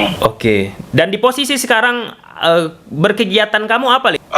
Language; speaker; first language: Indonesian; native; Indonesian